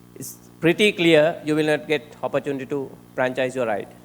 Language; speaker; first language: English; non-native, local second language; Sinhala